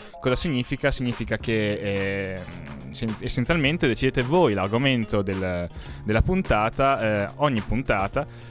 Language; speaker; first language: Italian; native; Italian